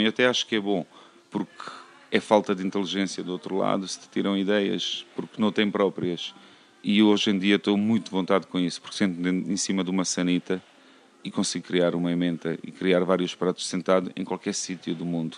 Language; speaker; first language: Portuguese; non-native, fluent; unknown